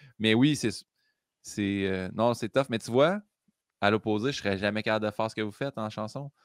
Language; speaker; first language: French; native; French